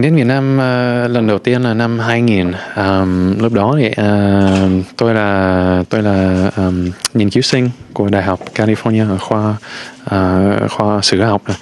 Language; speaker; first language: Vietnamese; non-native, fluent; English